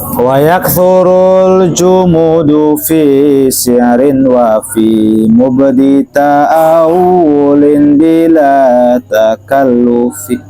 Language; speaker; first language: Arabic; non-native, fluent; Javanese